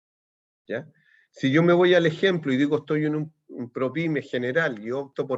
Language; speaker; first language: Spanish; native; Spanish